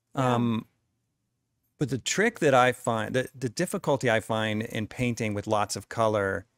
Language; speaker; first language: English; native; English